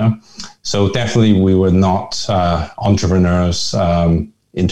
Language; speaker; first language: English; non-native, local second language; Hakka Chinese